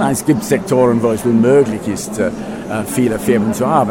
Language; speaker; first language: German; non-native, fluent; English